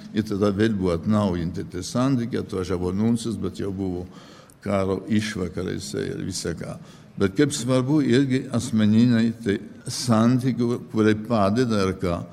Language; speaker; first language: Lithuanian; early bilingual, heritage; Lithuanian